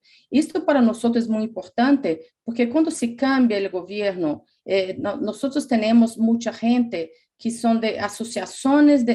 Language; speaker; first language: Spanish; non-native, fluent; Portuguese